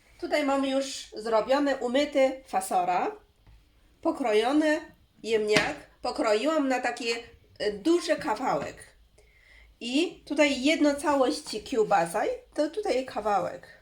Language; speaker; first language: Polish; non-native, learner; Chinese